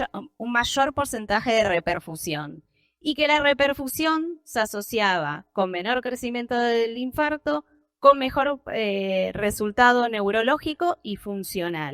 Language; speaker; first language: Spanish; native; Spanish